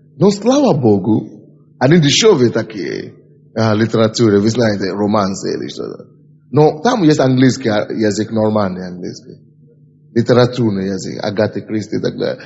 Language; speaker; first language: Russian; non-native, fluent; Yoruba